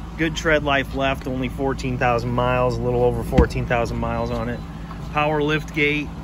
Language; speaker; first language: English; native; English